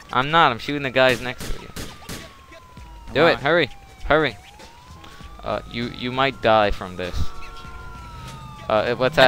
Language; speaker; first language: English; native; English